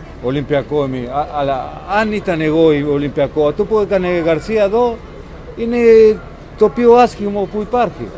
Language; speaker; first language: Greek; non-native, learner; Spanish